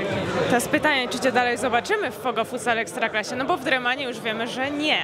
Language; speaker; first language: Polish; native; Polish